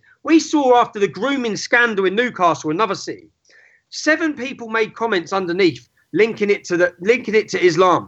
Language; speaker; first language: English; native; English